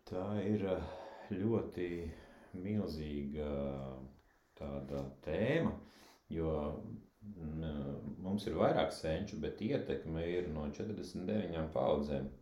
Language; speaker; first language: Latvian; non-native, local second language; Russian